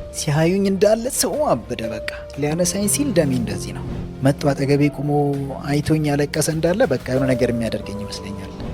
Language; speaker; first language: Amharic; non-native, local second language; Oromo